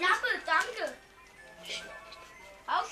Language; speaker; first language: German; native; German